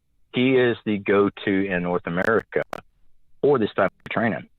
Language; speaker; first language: English; native; English